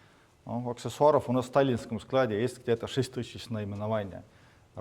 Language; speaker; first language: Russian; non-native, fluent; Estonian